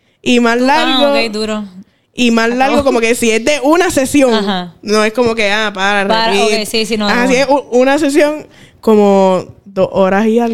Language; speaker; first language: Spanish; native; Spanish